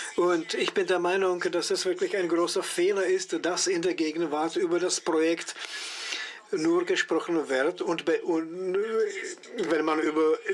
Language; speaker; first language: German; non-native, fluent; Czech